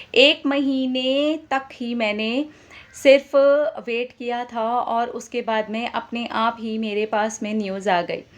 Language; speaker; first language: Hindi; non-native, local second language; Bangla